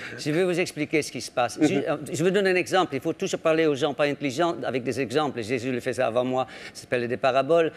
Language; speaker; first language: French; non-native, fluent; Dutch